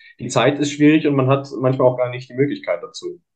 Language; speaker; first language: German; native; German